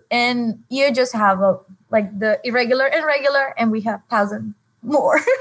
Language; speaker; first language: English; non-native, fluent; Spanish